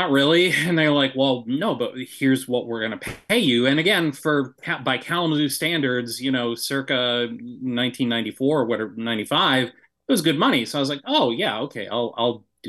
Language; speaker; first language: English; native; English